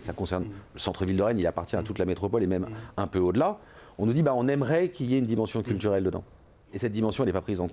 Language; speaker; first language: French; native; French